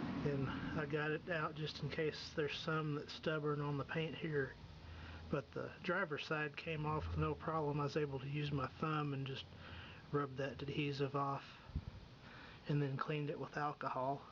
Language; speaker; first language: English; native; English